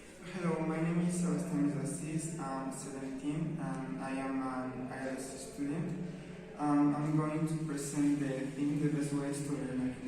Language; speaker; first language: English; non-native, learner; Spanish